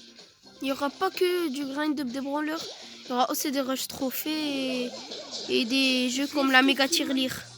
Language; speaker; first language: French; native; French